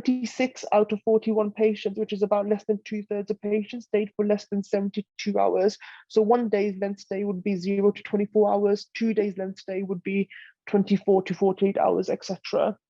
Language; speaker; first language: English; native; English